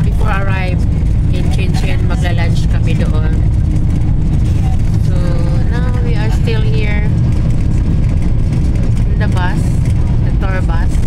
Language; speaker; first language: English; non-native, local second language; Filipino